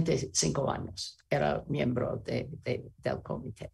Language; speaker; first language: Spanish; non-native, learner; English